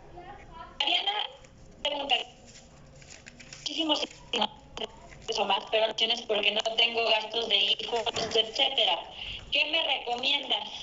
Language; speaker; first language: Spanish; native; Spanish